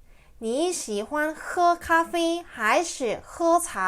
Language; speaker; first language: Chinese; non-native, fluent; Korean